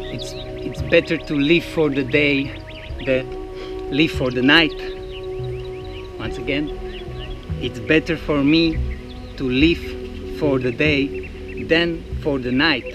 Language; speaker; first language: English; non-native, fluent; Slovak